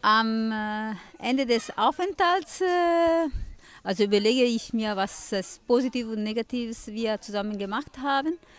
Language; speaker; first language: German; non-native, learner; Italian